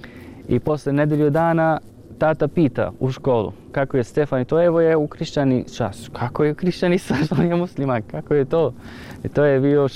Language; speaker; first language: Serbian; non-native, learner; Arabic